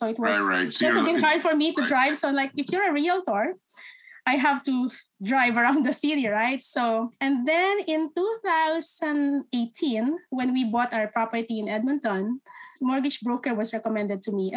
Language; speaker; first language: English; non-native, local second language; Filipino